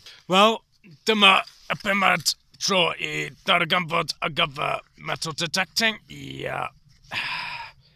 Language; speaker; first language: Welsh; non-native, local second language; English